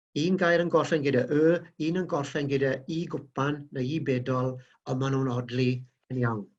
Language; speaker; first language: Welsh; native; Welsh